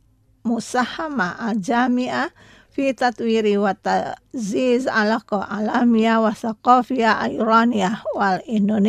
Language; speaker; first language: Arabic; non-native, fluent; Indonesian